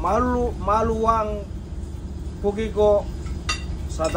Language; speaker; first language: Filipino; non-native, learner; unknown